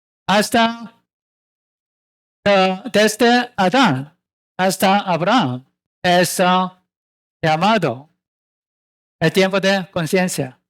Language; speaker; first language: Spanish; non-native, learner; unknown